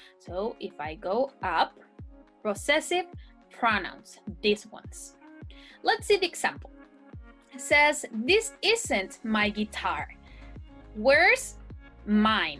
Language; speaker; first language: English; non-native, fluent; Spanish